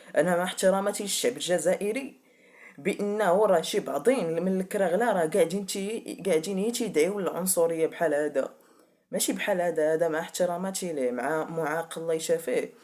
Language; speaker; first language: Arabic; native; Arabic